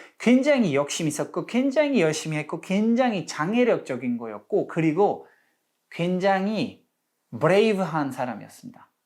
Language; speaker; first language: Korean; non-native, fluent; Polish